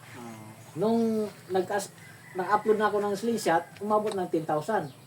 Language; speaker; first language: Filipino; non-native, local second language; Cebuano